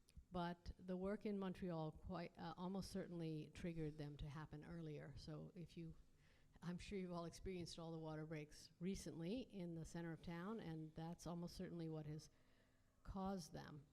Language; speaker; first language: English; native; English